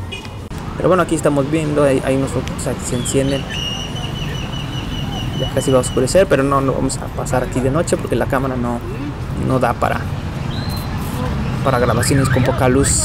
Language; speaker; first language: Spanish; native; Spanish